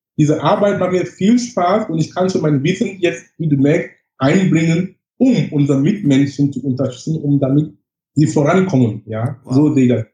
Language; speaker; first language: German; non-native, fluent; English